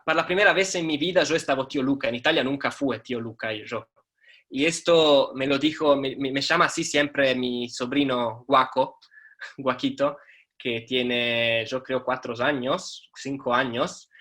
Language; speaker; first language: Spanish; non-native, fluent; Italian